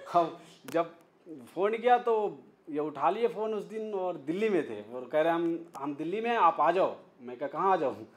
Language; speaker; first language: Hindi; native; Hindi